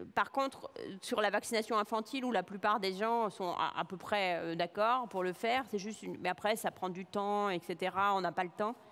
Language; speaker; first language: French; native; French